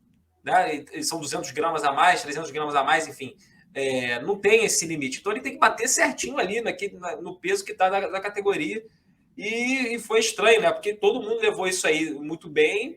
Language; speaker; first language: Portuguese; native; Portuguese